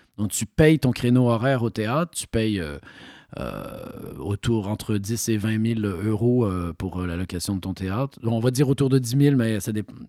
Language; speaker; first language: French; native; French